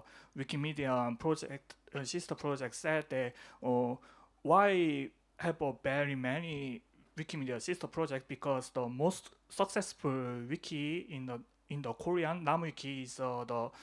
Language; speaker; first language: English; non-native, learner; Korean